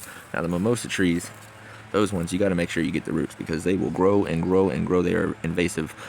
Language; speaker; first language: English; native; English